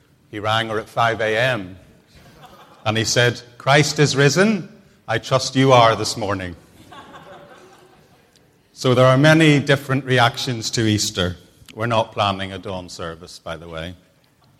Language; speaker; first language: English; native; English